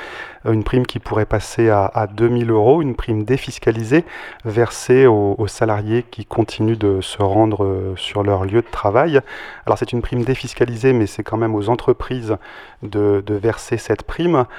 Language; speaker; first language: French; native; French